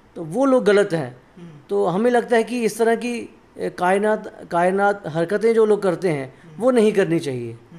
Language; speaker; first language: Hindi; native; Hindi